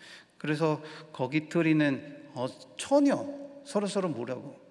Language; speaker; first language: Korean; non-native, learner; Spanish